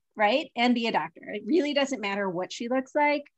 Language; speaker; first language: English; early bilingual, other home language; Hindi